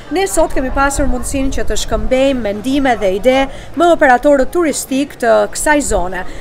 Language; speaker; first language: Albanian; non-native, fluent; Italian